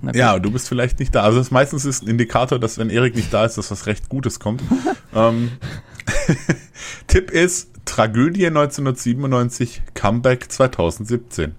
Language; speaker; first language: German; native; German